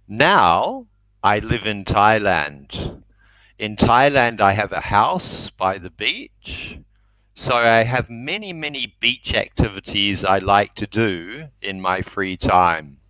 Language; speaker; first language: English; native; English